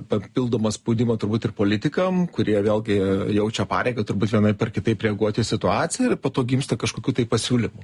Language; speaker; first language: Lithuanian; native; Lithuanian